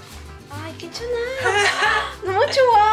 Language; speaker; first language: Spanish; native; Spanish